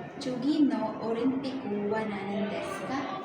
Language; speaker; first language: Japanese; non-native, learner; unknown